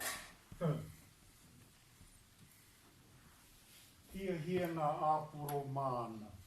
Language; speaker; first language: Māori; non-native, local second language; English